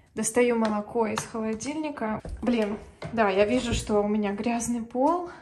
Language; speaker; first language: Russian; native; Russian